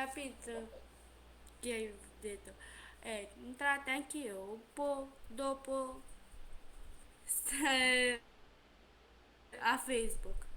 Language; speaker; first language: Italian; non-native, learner; Romanian